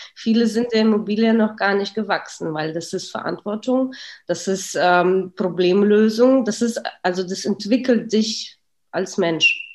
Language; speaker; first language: German; early bilingual, other home language; Russian